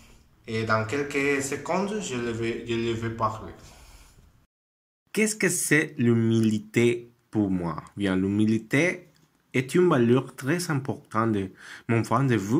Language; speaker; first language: French; non-native, learner; Spanish